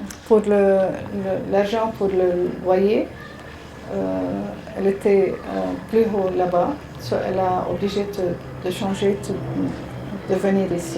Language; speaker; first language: French; non-native, learner; Arabic